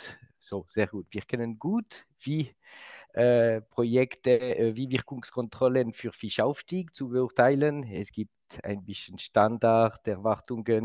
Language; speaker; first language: German; non-native, local second language; French